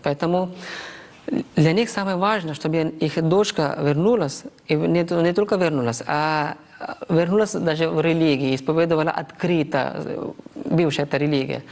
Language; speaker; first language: Russian; non-native, fluent; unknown